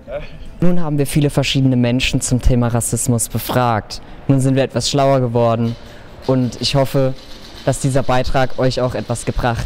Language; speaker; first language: German; native; German